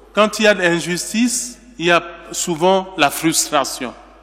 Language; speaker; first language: French; non-native, local second language; Sango